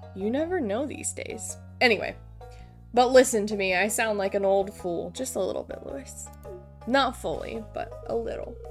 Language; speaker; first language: English; native; English